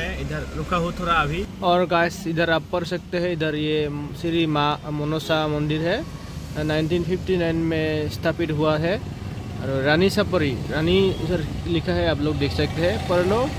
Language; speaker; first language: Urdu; non-native, local second language; Assamese